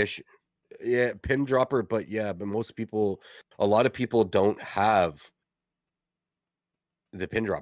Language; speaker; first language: English; native; English